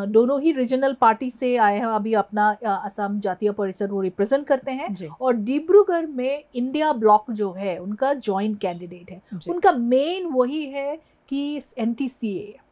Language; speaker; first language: Hindi; non-native, local second language; Assamese